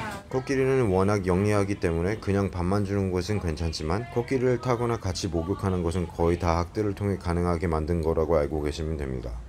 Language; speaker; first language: Korean; native; Korean